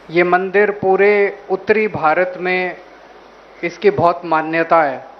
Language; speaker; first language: Hindi; native; Hindi